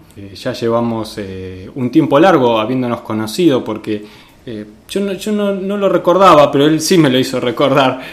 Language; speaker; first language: Spanish; native; Spanish